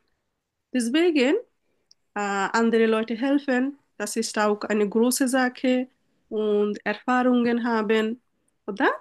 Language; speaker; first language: German; non-native, learner; Bangla